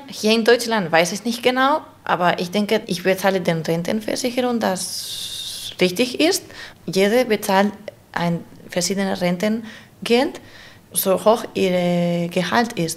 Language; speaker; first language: German; non-native, learner; Spanish